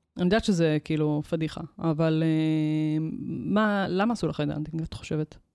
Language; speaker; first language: Hebrew; native; Hebrew